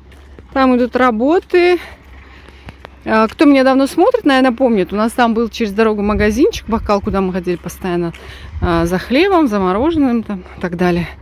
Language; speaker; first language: Russian; native; Russian